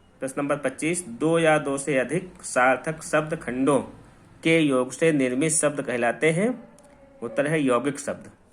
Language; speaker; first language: Hindi; native; Hindi